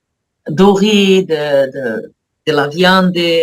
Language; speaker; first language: French; non-native, learner; Portuguese